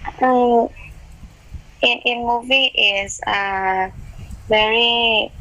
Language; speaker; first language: English; non-native, learner; Thai